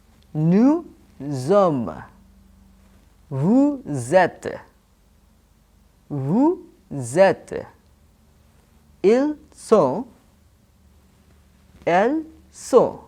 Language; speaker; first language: French; non-native, fluent; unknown